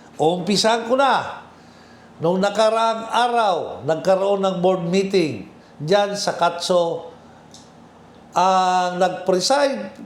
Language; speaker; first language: Filipino; non-native, local second language; Bikol